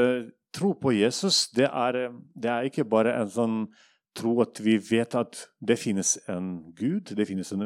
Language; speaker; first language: Norwegian; non-native, fluent; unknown